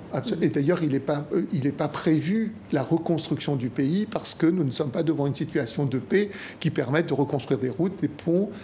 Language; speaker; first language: French; native; French